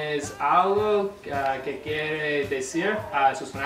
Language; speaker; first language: Spanish; non-native, learner; English